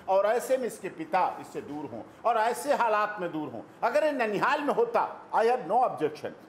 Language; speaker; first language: Hindi; native; Hindi